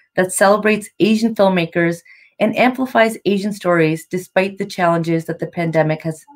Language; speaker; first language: English; native; English